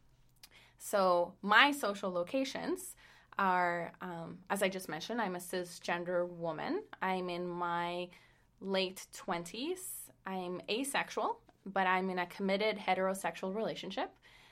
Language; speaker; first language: English; non-native, fluent; Spanish